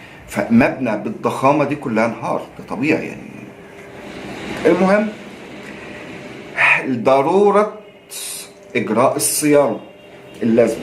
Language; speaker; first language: Arabic; native; Arabic